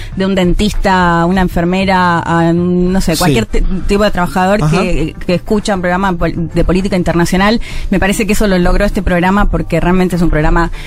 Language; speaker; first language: Spanish; native; Spanish